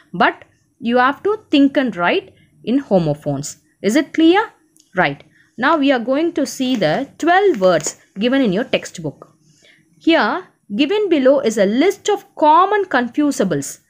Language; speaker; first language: English; non-native, local second language; Tamil